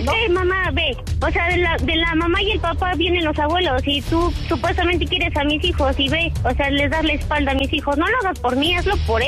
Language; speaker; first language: Spanish; native; Spanish